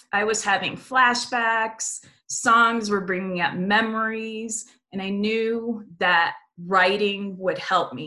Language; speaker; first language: English; native; English